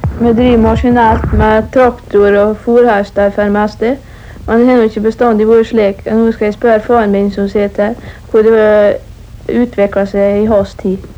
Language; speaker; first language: Norwegian; native; Norwegian